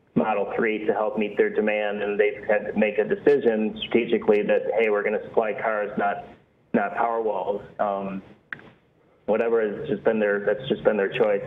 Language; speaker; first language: English; native; English